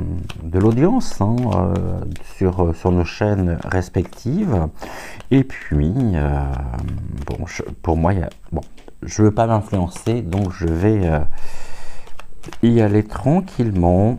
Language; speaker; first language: French; native; French